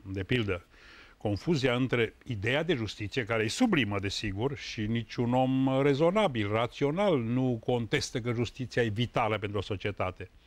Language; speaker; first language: Romanian; native; Romanian